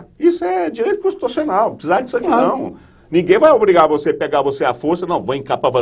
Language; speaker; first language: Portuguese; native; Portuguese